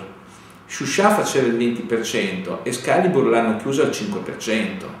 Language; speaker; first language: Italian; native; Italian